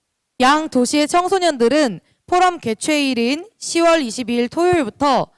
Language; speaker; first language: Korean; native; Korean